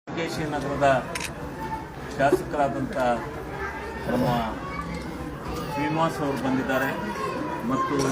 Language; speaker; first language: Kannada; native; Kannada